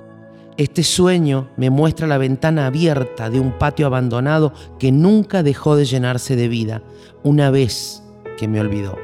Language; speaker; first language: Spanish; native; Spanish